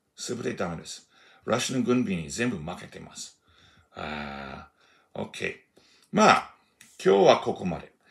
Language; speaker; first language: Japanese; non-native, fluent; English